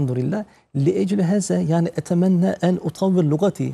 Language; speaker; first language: Arabic; non-native, fluent; Turkish